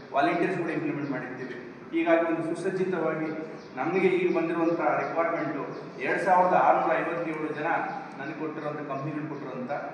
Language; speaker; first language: Kannada; native; Kannada